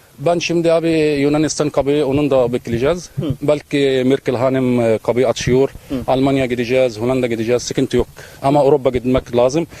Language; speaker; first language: Turkish; non-native, learner; Arabic